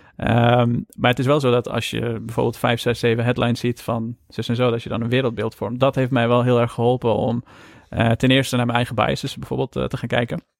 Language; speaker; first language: Dutch; early bilingual, other home language; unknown